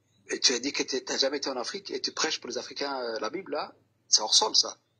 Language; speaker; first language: French; non-native, local second language; Somali